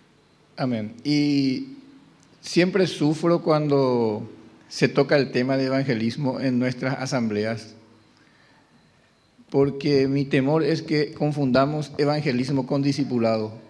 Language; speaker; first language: Spanish; native; Spanish